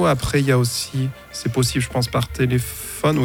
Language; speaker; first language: French; native; French